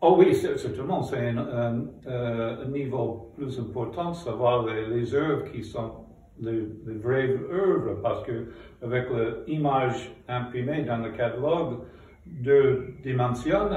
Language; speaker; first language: French; non-native, fluent; English